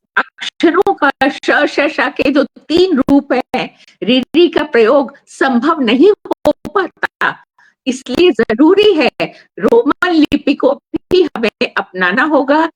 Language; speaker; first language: Hindi; native; Hindi